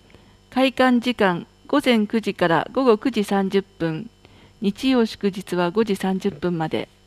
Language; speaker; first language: Japanese; native; Japanese